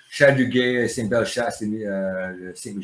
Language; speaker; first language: French; non-native, learner; English